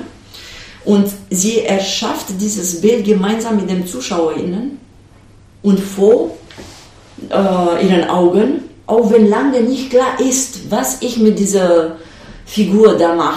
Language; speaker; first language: German; non-native, fluent; Romanian